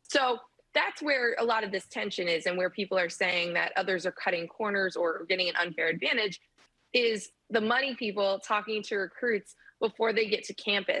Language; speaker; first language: English; native; English